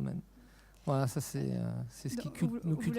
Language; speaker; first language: French; native; French